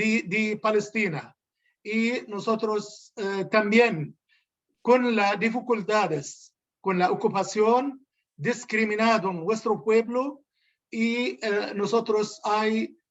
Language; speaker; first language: Spanish; non-native, learner; Arabic